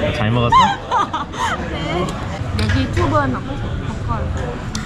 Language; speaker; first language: Korean; non-native, fluent; Vietnamese